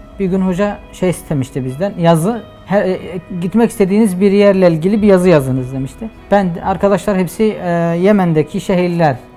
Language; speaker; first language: Turkish; non-native, fluent; Arabic